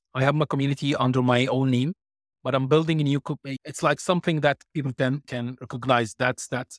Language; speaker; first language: English; non-native, fluent; Arabic